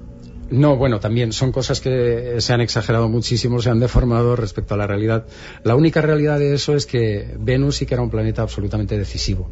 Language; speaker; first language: Spanish; native; Spanish